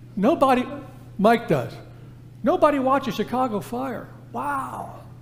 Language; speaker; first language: English; native; English